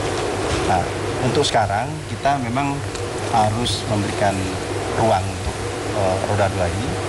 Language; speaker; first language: Indonesian; native; Indonesian